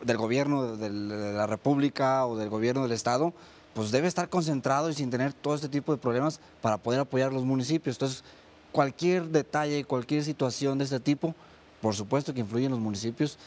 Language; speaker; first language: Spanish; native; Spanish